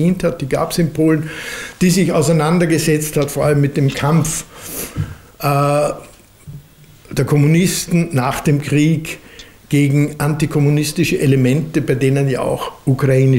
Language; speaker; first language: German; native; German